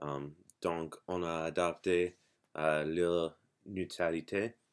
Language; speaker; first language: French; non-native, learner; English